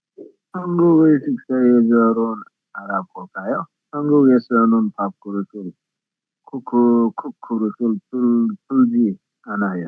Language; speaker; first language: Korean; non-native, learner; Nepali